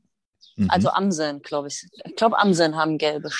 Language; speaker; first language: German; native; German